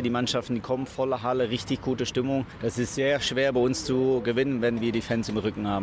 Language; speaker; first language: German; native; German